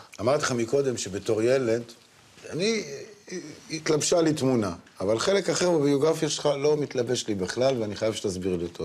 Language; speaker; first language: Hebrew; native; Hebrew